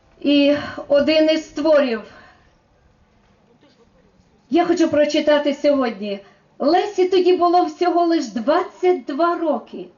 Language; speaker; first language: Ukrainian; native; Ukrainian